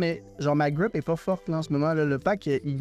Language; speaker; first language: French; native; French